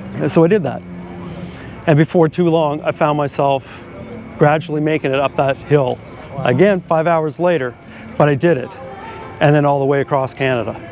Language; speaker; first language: English; native; English